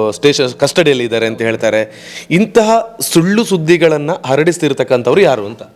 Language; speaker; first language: Kannada; native; Kannada